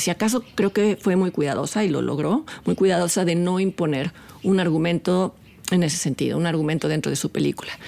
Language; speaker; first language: Spanish; native; Spanish